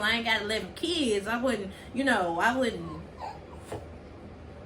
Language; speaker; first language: English; native; English